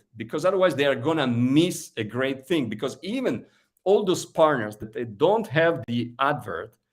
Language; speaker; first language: English; non-native, fluent; Italian